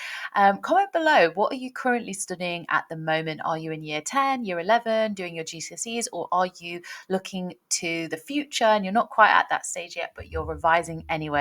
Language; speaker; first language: English; native; English